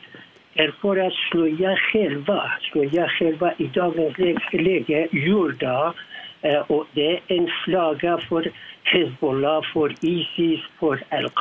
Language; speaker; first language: Swedish; non-native, learner; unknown